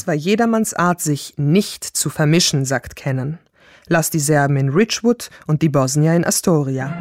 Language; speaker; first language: German; native; German